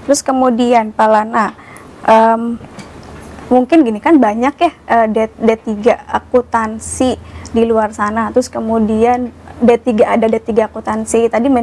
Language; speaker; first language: Indonesian; native; Indonesian